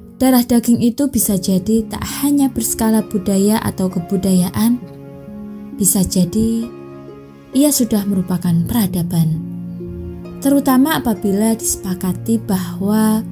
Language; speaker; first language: Indonesian; native; Indonesian